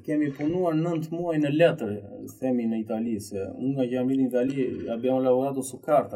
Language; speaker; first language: Albanian; early bilingual, heritage; Albanian